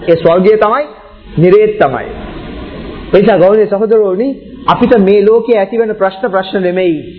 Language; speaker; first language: Sinhala; non-native, local second language; Tamil